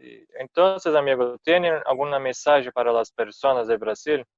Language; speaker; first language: Spanish; non-native, fluent; Portuguese